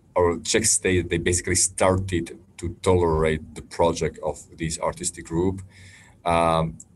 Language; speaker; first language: English; non-native, fluent; Slovak